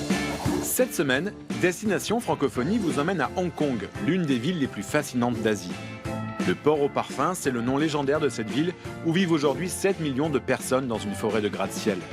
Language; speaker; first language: French; native; French